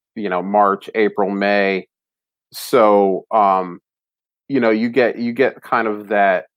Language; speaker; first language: English; native; English